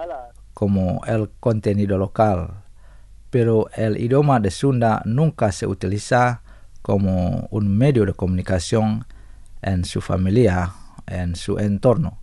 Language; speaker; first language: Spanish; non-native, fluent; Indonesian